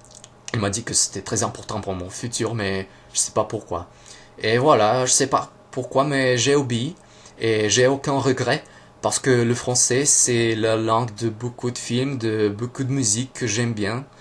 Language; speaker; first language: French; non-native, fluent; Russian